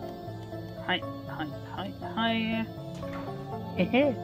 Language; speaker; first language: Japanese; non-native, learner; English